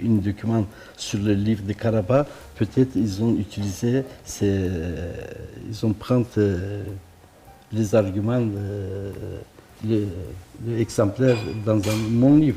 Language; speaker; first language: French; non-native, learner; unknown